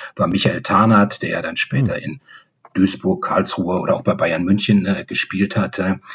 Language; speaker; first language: German; native; German